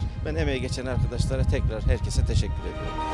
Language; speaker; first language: Turkish; native; Turkish